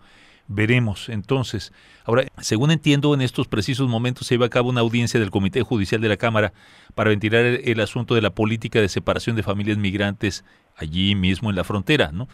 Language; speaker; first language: Spanish; native; Spanish